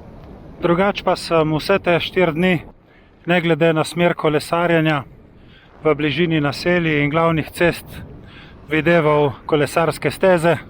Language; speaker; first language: Slovenian; native; Slovenian